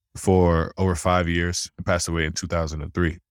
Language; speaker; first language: English; early bilingual, other home language; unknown